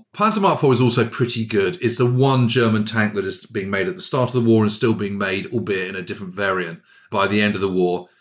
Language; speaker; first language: English; native; English